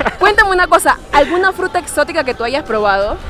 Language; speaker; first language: Spanish; native; Spanish